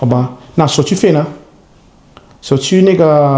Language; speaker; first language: Chinese; non-native, learner; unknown